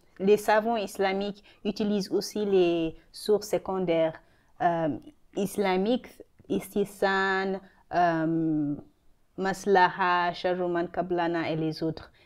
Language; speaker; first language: French; non-native, fluent; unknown